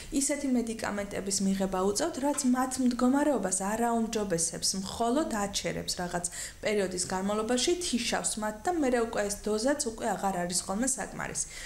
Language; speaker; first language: Georgian; native; Georgian